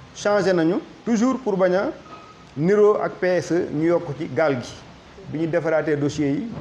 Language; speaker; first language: Wolof; native; Wolof